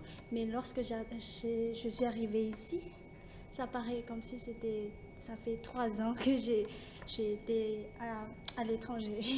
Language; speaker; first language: French; non-native, local second language; Malagasy